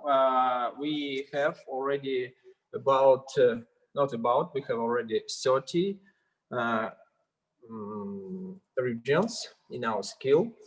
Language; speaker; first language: English; non-native, learner; Russian